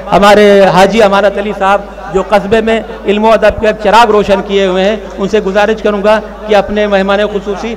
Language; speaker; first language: Urdu; native; Urdu